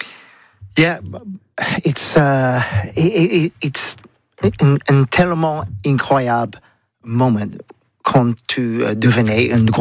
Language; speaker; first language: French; non-native, learner; English